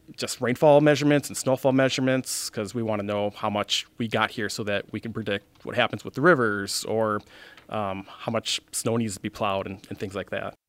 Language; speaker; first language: English; native; English